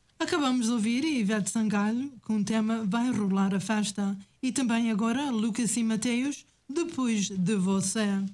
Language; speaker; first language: Portuguese; native; Portuguese